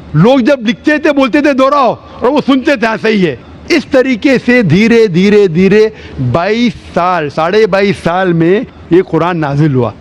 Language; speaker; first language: Urdu; non-native, local second language; Konkani